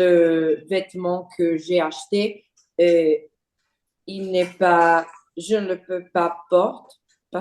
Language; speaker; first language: French; non-native, learner; English